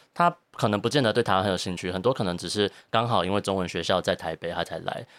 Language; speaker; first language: Chinese; native; Chinese